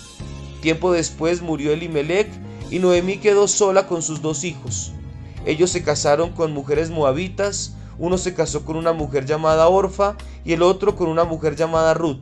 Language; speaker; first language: Spanish; native; Spanish